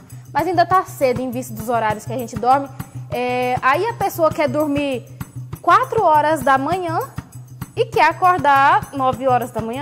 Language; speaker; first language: Portuguese; native; Portuguese